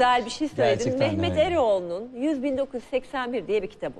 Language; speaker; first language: Turkish; native; Turkish